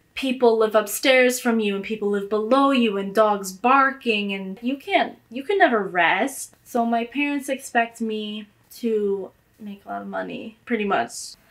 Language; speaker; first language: English; native; English